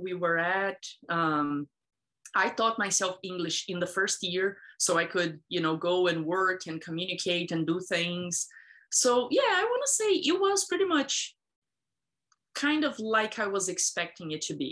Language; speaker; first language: English; non-native, fluent; Portuguese